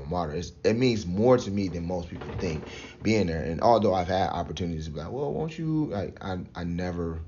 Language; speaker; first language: English; native; English